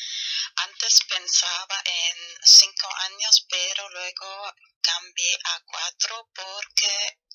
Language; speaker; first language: Spanish; non-native, learner; German